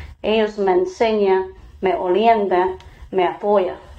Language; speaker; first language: Spanish; non-native, fluent; Chinese